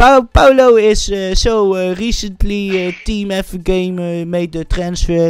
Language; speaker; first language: English; non-native, learner; Dutch